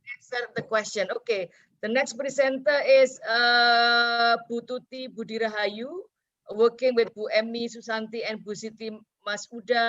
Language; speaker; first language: English; non-native, fluent; Indonesian